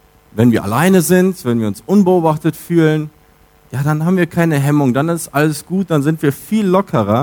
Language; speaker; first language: German; native; German